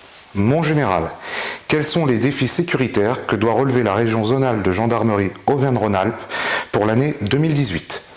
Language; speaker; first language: French; native; French